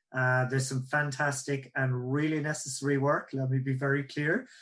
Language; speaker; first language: English; native; English